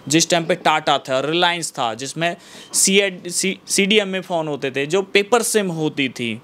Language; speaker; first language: Hindi; native; Hindi